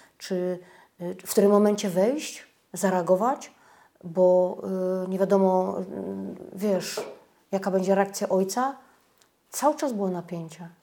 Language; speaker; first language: Polish; native; Polish